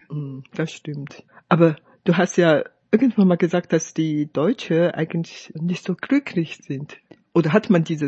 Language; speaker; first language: German; non-native, fluent; Chinese